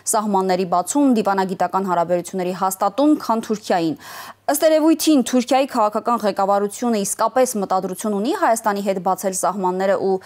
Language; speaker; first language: Armenian; native; Armenian